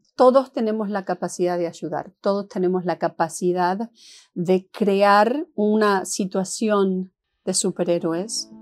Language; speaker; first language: Spanish; native; Spanish